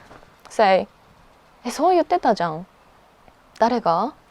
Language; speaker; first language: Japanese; early bilingual, heritage; Japanese